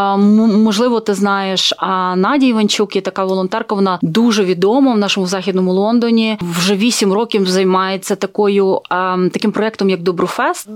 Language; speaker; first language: Ukrainian; native; Ukrainian